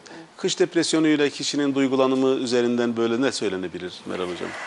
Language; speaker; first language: Turkish; native; Turkish